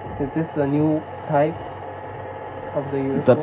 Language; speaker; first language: English; non-native, learner; Japanese